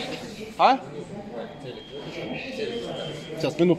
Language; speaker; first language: Russian; native; Russian